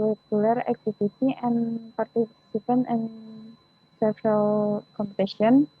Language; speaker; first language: English; non-native, learner; Indonesian